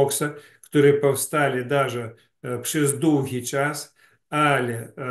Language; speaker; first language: Polish; non-native, learner; Ukrainian